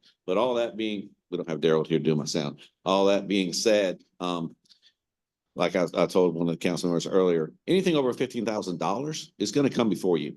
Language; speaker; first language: English; native; English